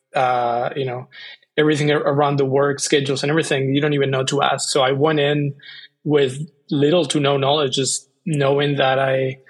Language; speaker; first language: English; non-native, fluent; Spanish